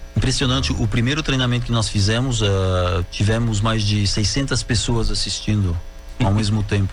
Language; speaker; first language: Portuguese; non-native, fluent; French